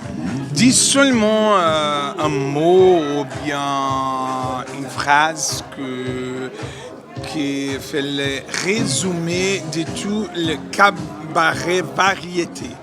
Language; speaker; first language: French; non-native, learner; Portuguese